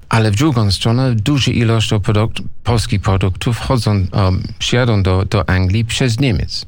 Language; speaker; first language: Polish; non-native, learner; English